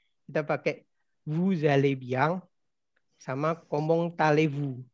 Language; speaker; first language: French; non-native, fluent; Indonesian